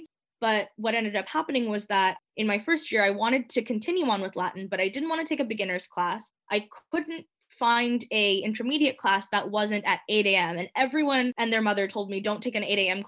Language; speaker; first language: English; native; English